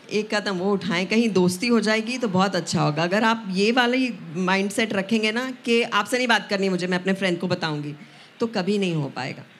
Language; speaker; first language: Hindi; non-native, local second language; Punjabi